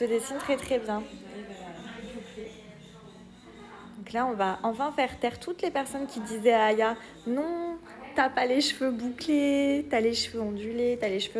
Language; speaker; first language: French; native; French